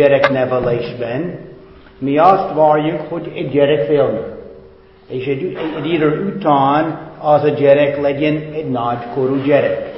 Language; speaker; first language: Hungarian; non-native, fluent; English